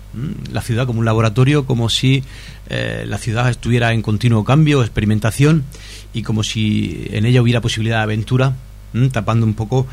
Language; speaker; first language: Spanish; native; Spanish